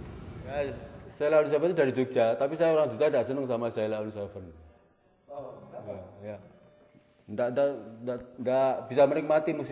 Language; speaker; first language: Indonesian; non-native, local second language; Javanese